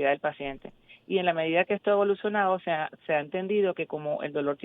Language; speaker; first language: Spanish; native; Spanish